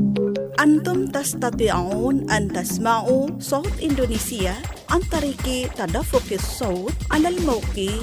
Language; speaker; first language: Arabic; non-native, fluent; Indonesian